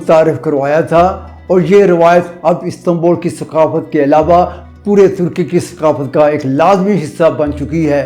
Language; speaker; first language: Urdu; native; Urdu